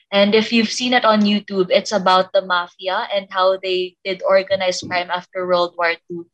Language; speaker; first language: English; non-native, local second language; Filipino